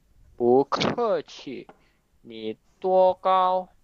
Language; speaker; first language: Chinese; non-native, learner; Indonesian